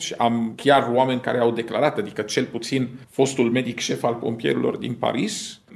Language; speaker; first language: Romanian; non-native, fluent; Arabic